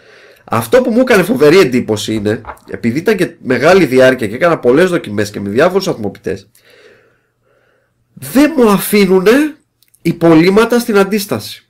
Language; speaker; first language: Greek; native; Greek